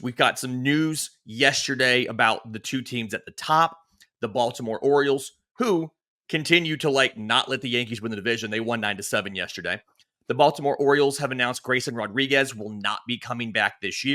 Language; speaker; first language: English; native; English